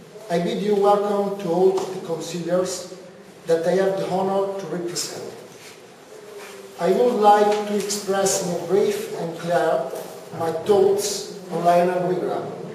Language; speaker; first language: English; non-native, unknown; Italian